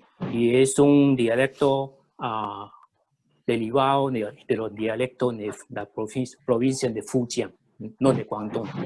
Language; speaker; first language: Spanish; early bilingual, other home language; Chinese